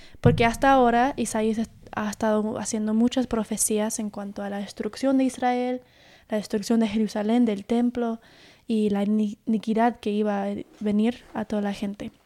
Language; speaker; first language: Spanish; early bilingual, heritage; Spanish